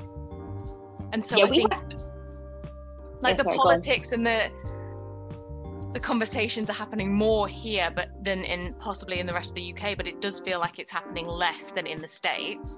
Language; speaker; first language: English; native; English